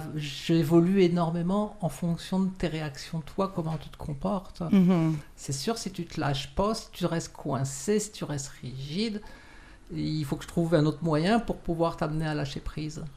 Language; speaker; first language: French; native; French